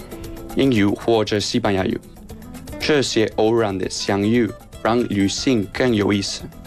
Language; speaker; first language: Chinese; non-native, fluent; Spanish